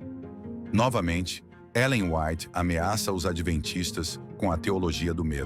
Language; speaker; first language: Portuguese; native; Portuguese